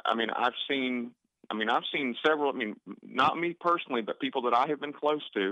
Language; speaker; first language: English; native; English